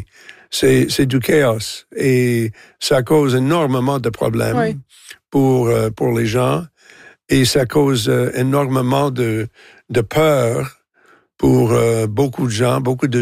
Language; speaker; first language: French; non-native, local second language; English